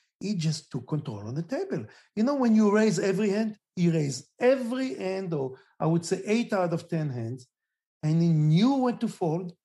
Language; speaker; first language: English; non-native, fluent; Hebrew